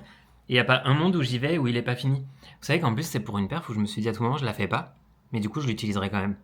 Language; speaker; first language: French; native; French